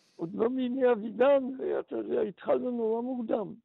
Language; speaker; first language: Hebrew; early bilingual, other home language; Polish